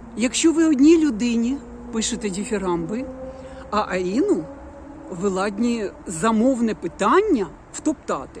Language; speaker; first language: Ukrainian; non-native, local second language; Russian